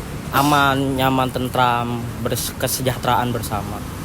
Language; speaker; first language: Indonesian; native; Indonesian